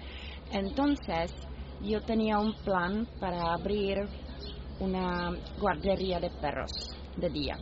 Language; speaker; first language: Spanish; non-native, learner; Czech